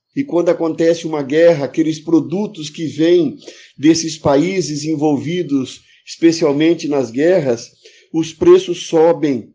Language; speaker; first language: Portuguese; non-native, fluent; Ukrainian